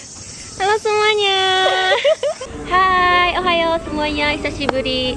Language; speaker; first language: Japanese; non-native, fluent; Indonesian